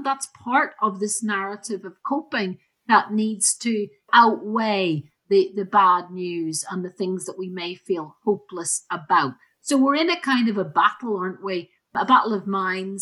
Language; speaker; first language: English; native; English